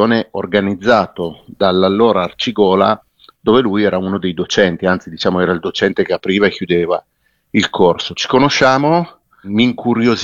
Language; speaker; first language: Italian; native; Italian